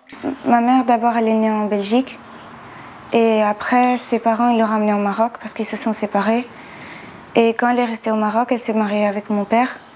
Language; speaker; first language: French; early bilingual, other home language; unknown